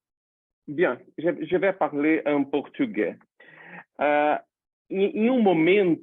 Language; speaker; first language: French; non-native, fluent; Portuguese